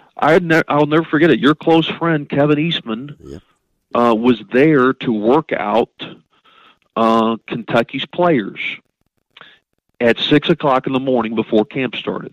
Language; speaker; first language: English; native; English